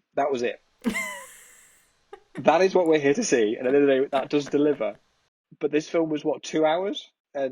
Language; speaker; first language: English; native; English